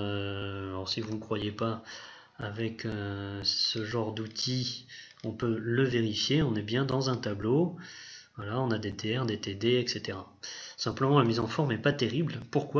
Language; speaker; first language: French; native; French